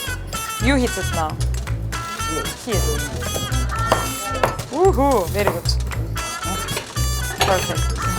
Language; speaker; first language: English; non-native, fluent; Turkish